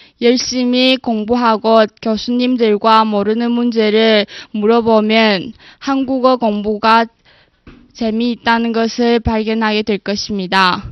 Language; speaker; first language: Korean; non-native, fluent; Chinese